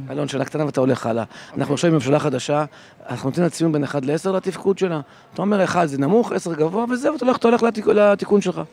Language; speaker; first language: Hebrew; native; Hebrew